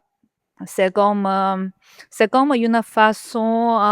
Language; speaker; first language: French; non-native, learner; Chinese